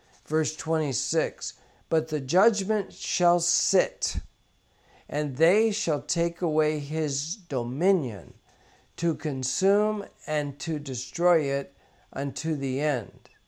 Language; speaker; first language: English; native; English